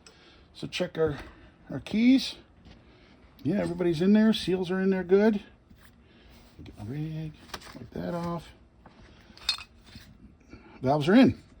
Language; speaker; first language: English; native; English